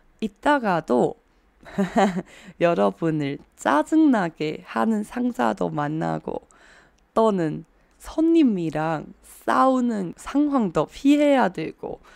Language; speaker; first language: Korean; non-native, fluent; Chinese